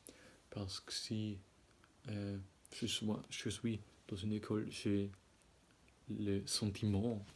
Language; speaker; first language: French; non-native, learner; German